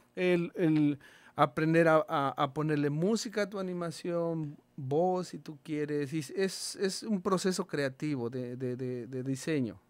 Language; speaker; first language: Spanish; native; Spanish